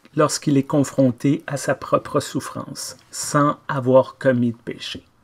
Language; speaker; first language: French; native; French